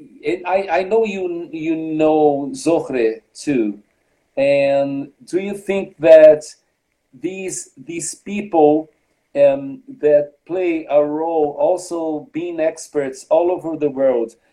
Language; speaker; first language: English; non-native, fluent; Portuguese